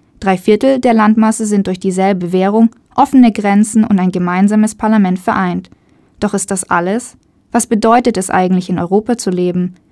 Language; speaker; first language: German; native; German